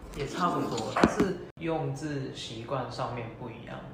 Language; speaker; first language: Chinese; non-native, local second language; Cantonese